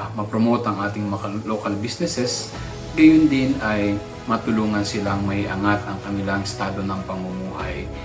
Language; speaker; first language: Filipino; non-native, local second language; Bikol